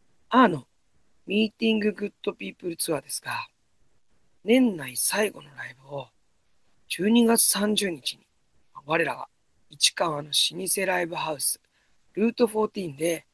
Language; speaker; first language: Japanese; native; Japanese